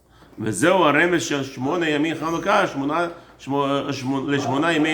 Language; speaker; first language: Hebrew; early bilingual, heritage; English